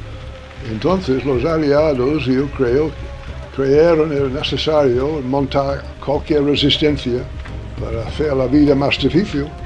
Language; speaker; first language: Spanish; non-native, fluent; English